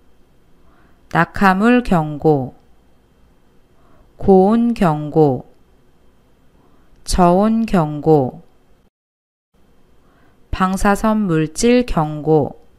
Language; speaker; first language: Korean; native; Korean